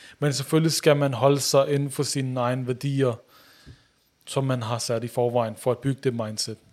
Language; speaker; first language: Danish; early bilingual, other home language; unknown